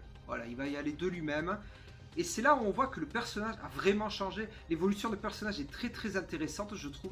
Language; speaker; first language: French; native; French